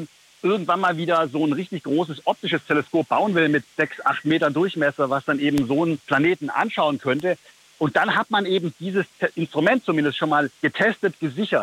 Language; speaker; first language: German; native; German